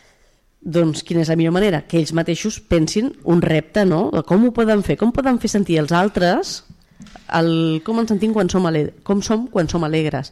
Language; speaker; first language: Catalan; native; Catalan